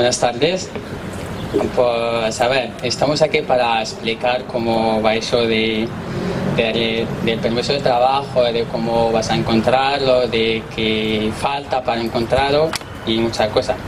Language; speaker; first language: Spanish; non-native, learner; Arabic